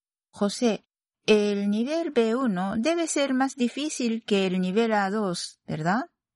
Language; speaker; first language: Spanish; non-native, fluent; Japanese